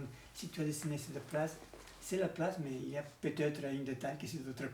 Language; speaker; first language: French; non-native, learner; Spanish